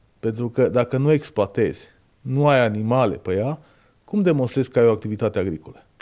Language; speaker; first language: Romanian; native; Romanian